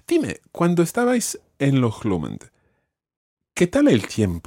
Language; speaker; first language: Spanish; non-native, fluent; English